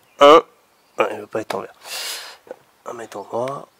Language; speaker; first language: French; native; French